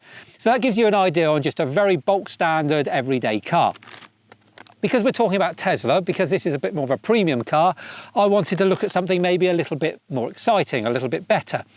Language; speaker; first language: English; native; English